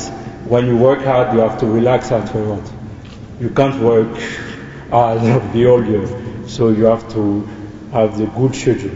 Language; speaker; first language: English; non-native, fluent; French